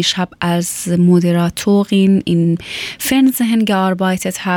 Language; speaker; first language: German; non-native, learner; Persian